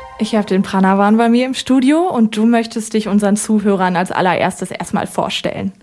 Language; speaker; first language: German; native; German